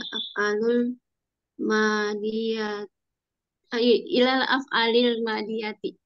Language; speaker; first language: Arabic; non-native, learner; Indonesian